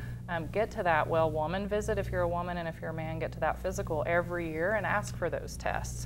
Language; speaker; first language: English; native; English